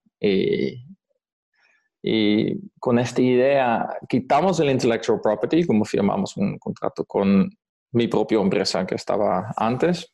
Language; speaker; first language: Spanish; non-native, fluent; Dutch